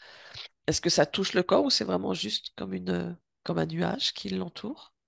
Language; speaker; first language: French; native; French